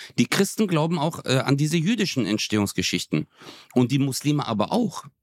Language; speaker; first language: German; early bilingual, other home language; Turkish